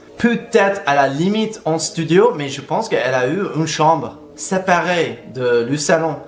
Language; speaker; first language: French; non-native, fluent; English